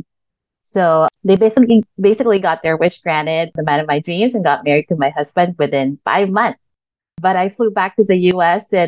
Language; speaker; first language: English; non-native, local second language; Filipino